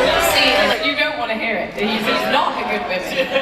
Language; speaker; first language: English; native; English